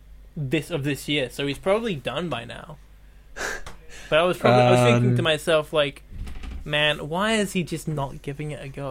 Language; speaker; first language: English; native; English